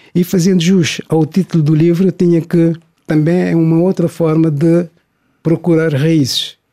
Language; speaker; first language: Portuguese; non-native, local second language; Kabuverdianu